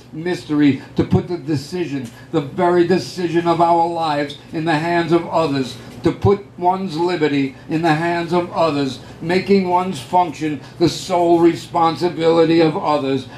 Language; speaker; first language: English; native; English